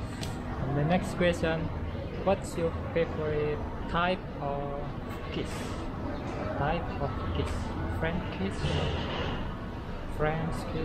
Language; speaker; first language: English; non-native, learner; Indonesian